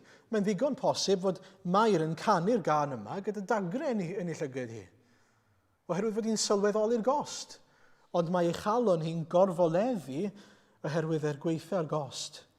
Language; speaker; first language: Welsh; native; Welsh